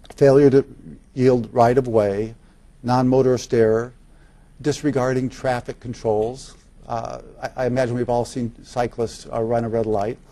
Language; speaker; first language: English; native; English